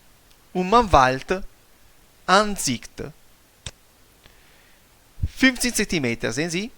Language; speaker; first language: German; non-native, fluent; Italian